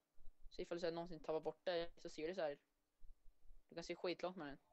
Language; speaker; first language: Swedish; native; Swedish